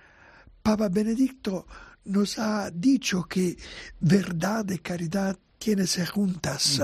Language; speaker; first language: Spanish; non-native, fluent; Italian